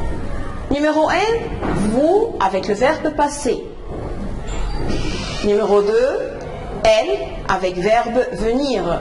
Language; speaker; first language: French; non-native, fluent; Arabic